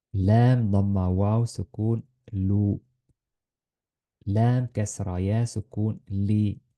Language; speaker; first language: Arabic; non-native, fluent; Estonian